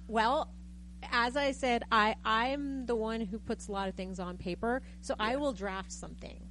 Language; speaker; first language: English; native; English